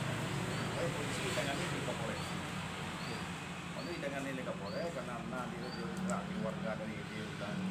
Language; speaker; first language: Indonesian; non-native, local second language; Achinese